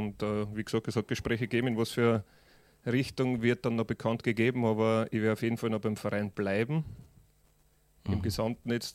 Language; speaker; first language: German; native; German